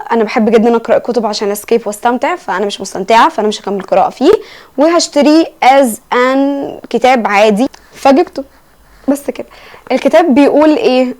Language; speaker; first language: Egyptian Arabic; native; Egyptian Arabic